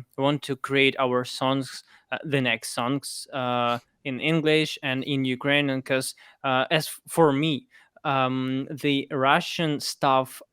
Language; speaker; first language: English; non-native, fluent; Russian